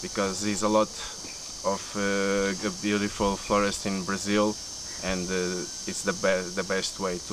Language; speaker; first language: English; non-native, learner; Portuguese